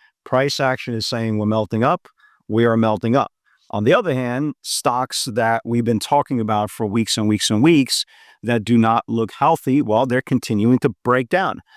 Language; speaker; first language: English; native; English